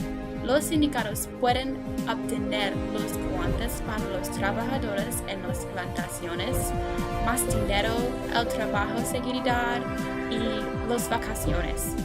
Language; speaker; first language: Spanish; non-native, learner; English